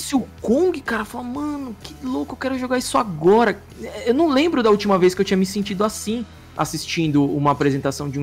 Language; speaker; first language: Portuguese; native; Portuguese